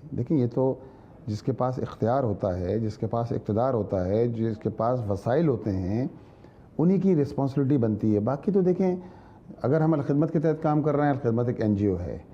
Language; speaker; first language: Urdu; native; Urdu